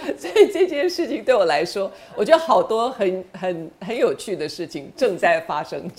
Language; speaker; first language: Chinese; native; Chinese